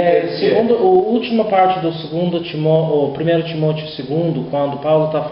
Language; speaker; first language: Portuguese; non-native, learner; English